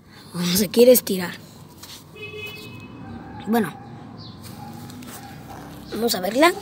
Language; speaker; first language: Spanish; native; Spanish